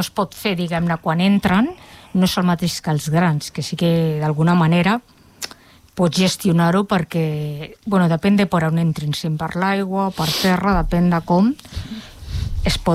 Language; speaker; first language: Catalan; native; Catalan